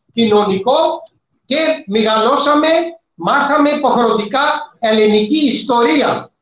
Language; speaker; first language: Greek; non-native, fluent; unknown